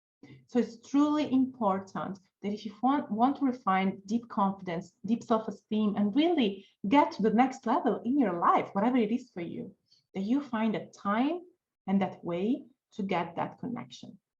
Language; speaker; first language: English; non-native, fluent; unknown